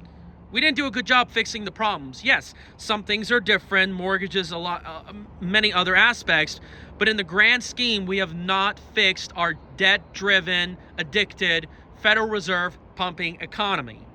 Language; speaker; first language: English; native; English